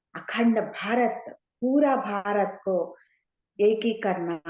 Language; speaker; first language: Hindi; non-native, local second language; Telugu